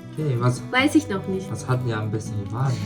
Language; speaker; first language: German; non-native, learner; Japanese